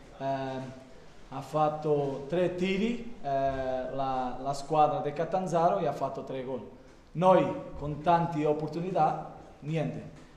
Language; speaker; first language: Italian; non-native, learner; Portuguese